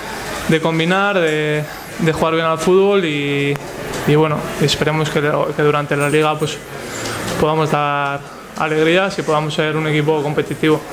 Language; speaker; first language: Spanish; native; Spanish